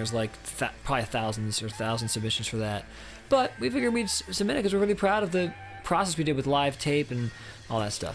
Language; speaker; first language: English; native; English